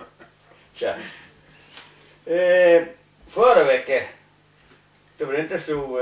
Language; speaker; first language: Swedish; non-native, learner; English